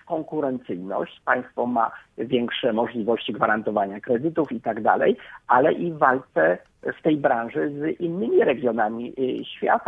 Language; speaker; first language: Polish; native; Polish